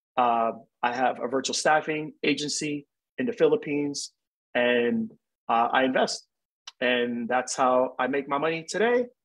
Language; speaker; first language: English; native; English